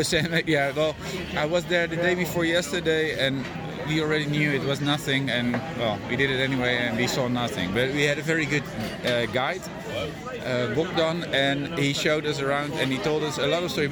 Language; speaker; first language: English; non-native, fluent; Dutch